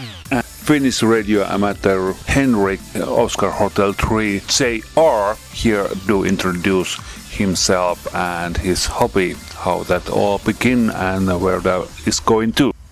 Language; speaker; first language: English; non-native, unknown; Finnish